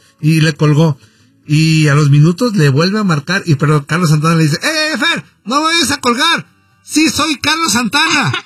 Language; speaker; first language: Spanish; native; Spanish